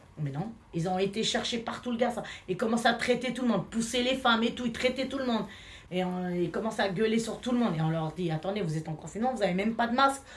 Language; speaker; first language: French; non-native, local second language; Romany